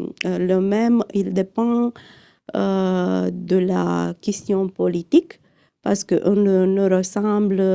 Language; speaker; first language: French; non-native, fluent; Romanian